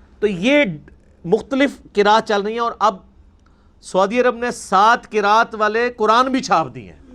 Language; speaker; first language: Urdu; non-native, local second language; Punjabi